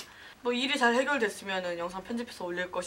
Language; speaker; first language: Korean; native; Korean